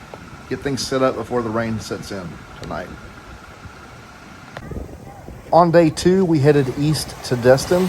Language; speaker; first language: English; native; English